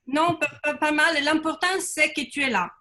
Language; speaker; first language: French; non-native, fluent; Italian